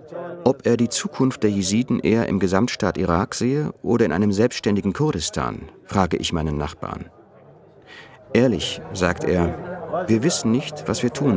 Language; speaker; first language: German; native; German